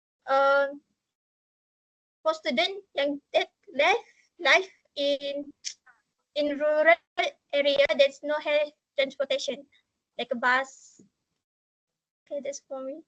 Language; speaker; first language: English; non-native, learner; Malay